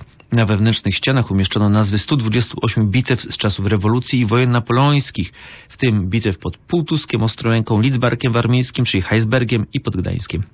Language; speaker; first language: Polish; native; Polish